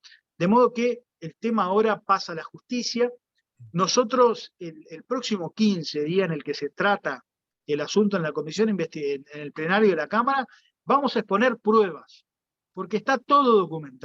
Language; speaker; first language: Spanish; native; Spanish